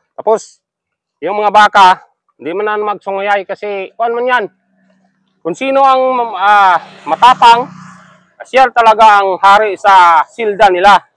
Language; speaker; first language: Filipino; non-native, local second language; Cebuano